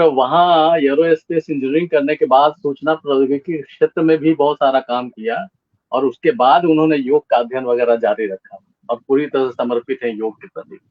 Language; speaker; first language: Hindi; native; Hindi